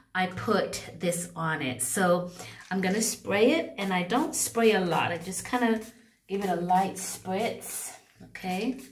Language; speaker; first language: English; native; English